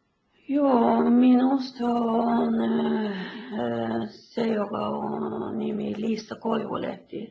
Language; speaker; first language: Finnish; early bilingual, heritage; Finnish